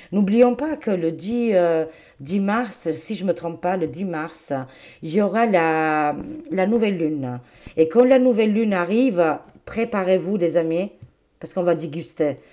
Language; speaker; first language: French; non-native, fluent; Albanian